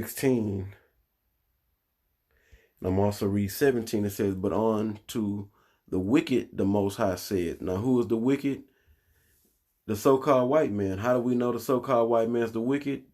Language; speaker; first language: English; native; English